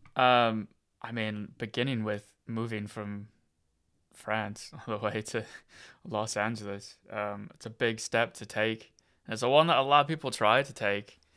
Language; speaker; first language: English; native; English